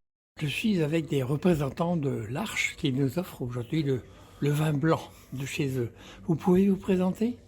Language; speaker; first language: French; native; French